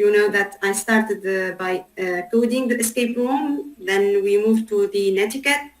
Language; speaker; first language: English; non-native, learner; Arabic